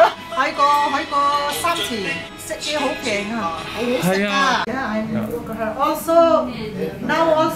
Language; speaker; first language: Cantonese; non-native, learner; Nepali